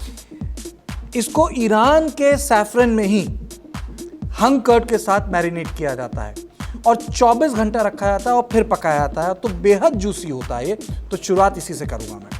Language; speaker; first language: Hindi; native; Hindi